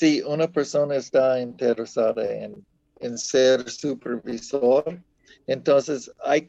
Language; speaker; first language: Spanish; non-native, fluent; English